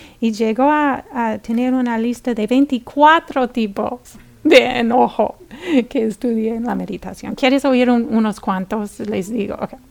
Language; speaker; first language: Spanish; non-native, fluent; English